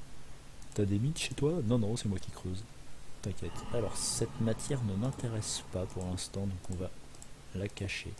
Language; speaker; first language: French; native; French